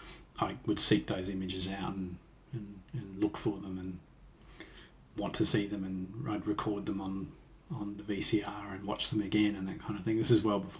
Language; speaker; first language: English; native; English